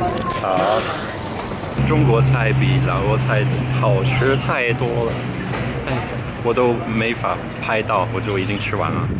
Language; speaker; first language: Chinese; non-native, fluent; English